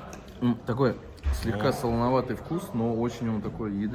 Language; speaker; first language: Russian; native; Russian